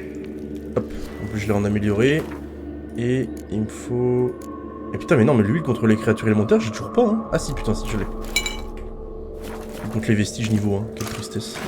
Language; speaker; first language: French; native; French